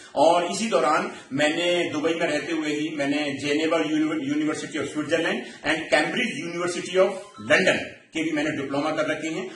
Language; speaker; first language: Hindi; native; Hindi